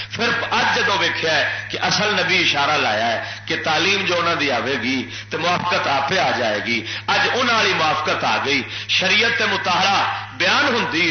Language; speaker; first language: Urdu; native; Urdu